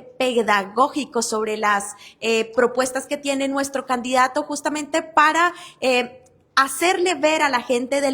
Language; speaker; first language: Spanish; native; Spanish